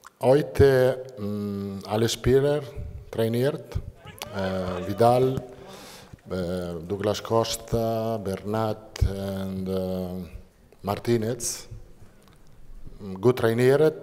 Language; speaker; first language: German; non-native, learner; Italian